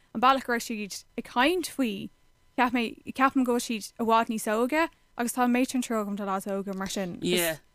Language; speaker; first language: Irish; non-native, local second language; English